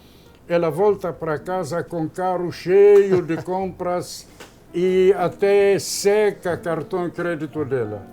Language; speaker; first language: Portuguese; non-native, fluent; Arabic